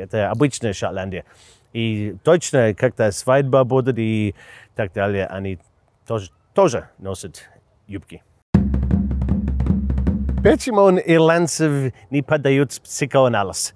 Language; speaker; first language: Russian; non-native, learner; English